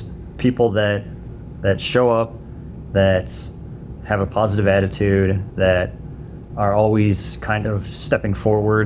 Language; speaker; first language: English; native; English